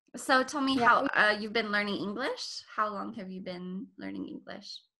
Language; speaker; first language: English; native; English